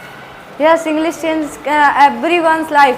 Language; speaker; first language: English; non-native, learner; Hindi